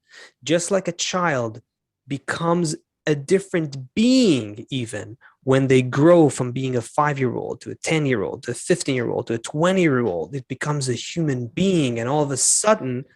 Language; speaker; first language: English; non-native, fluent; Hebrew